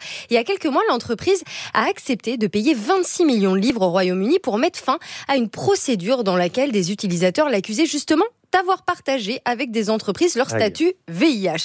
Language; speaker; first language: French; native; French